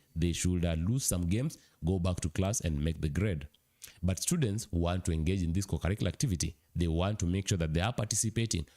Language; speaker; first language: English; non-native, local second language; Swahili